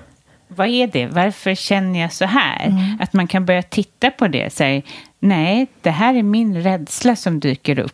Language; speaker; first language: Swedish; native; Swedish